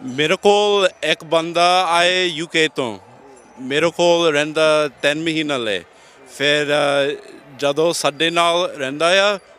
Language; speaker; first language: Punjabi; non-native, learner; English